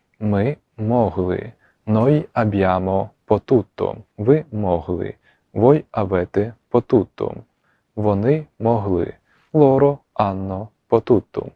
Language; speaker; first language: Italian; non-native, fluent; Ukrainian